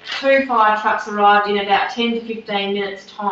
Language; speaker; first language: English; native; English